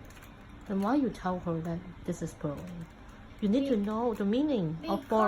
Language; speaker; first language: English; non-native, local second language; Cantonese